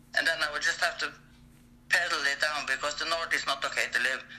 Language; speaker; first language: English; non-native, fluent; Norwegian